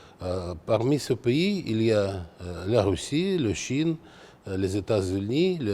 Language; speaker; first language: French; non-native, fluent; Russian